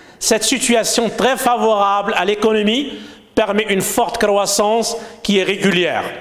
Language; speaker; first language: French; non-native, local second language; Arabic